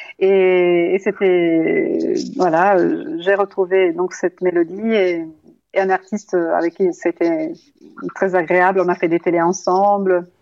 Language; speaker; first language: French; non-native, fluent; Italian